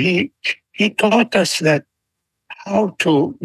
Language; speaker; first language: English; non-native, fluent; Arabic